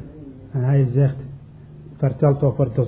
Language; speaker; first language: Dutch; non-native, learner; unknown